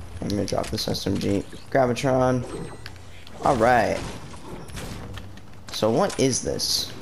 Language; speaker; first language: English; native; English